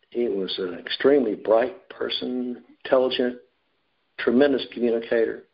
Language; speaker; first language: English; native; English